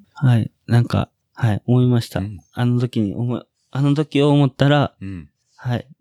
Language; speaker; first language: Japanese; native; Japanese